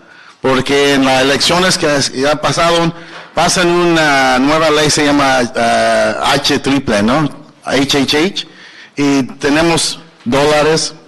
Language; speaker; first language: Spanish; early bilingual, heritage; English